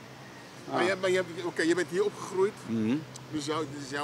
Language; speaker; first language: Dutch; native; Dutch